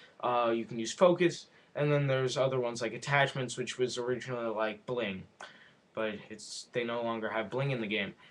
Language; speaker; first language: English; native; English